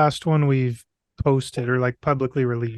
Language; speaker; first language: English; native; English